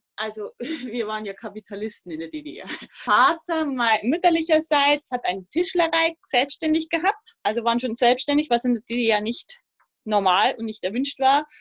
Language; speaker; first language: German; native; German